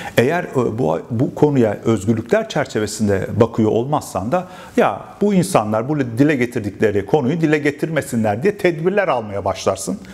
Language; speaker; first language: Turkish; native; Turkish